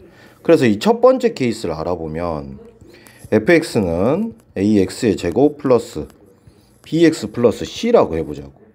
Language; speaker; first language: Korean; native; Korean